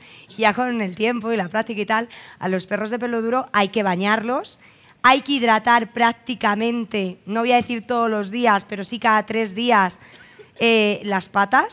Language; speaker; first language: Spanish; native; Spanish